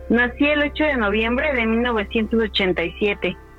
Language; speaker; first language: Spanish; native; Spanish